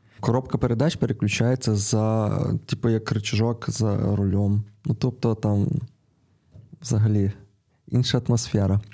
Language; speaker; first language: Ukrainian; non-native, local second language; Russian